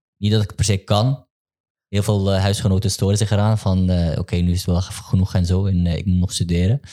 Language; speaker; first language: Dutch; early bilingual, other home language; Turkish